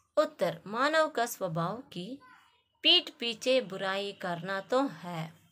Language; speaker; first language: Hindi; non-native, local second language; Kannada